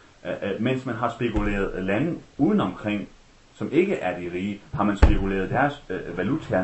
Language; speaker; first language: Danish; native; Danish